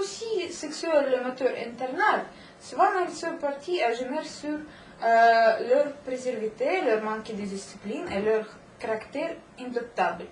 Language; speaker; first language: French; non-native, learner; Russian